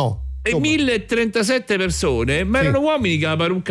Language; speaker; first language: Italian; native; Italian